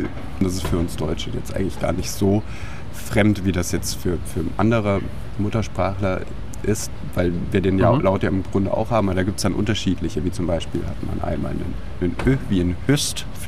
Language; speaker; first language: German; native; German